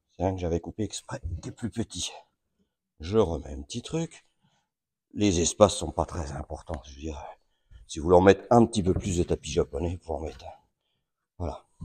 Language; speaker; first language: French; native; French